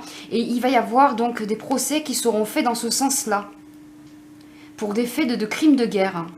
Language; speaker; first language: French; native; French